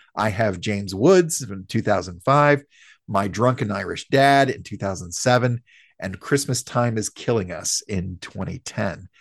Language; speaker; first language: English; native; English